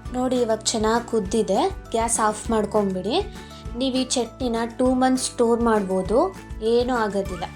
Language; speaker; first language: Kannada; native; Kannada